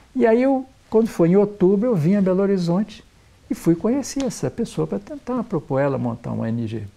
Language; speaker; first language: Portuguese; native; Portuguese